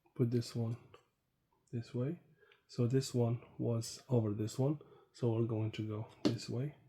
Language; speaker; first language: English; non-native, fluent; Arabic